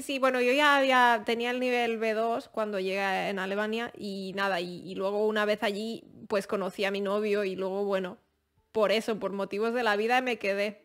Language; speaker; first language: Spanish; native; Spanish